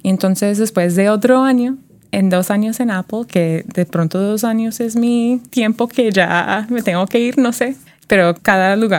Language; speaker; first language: Spanish; early bilingual, heritage; Spanish